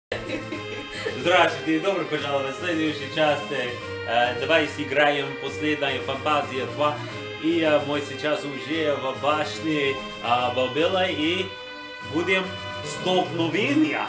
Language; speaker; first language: Russian; non-native, learner; English